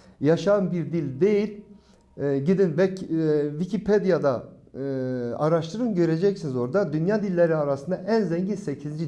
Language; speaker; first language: Turkish; non-native, local second language; Kurdish